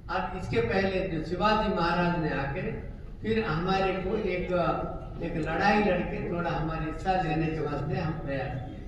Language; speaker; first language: Hindi; non-native, local second language; Telugu